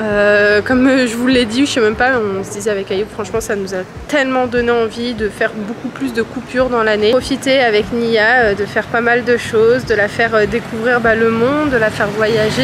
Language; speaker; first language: French; native; French